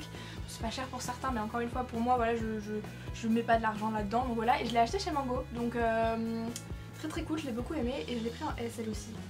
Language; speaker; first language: French; native; French